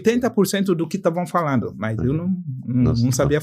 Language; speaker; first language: Portuguese; non-native, fluent; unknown